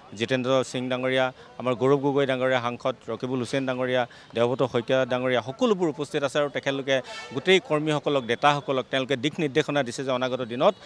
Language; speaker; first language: Assamese; native; Assamese